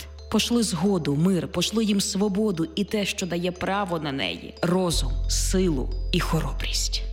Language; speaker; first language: Ukrainian; native; Ukrainian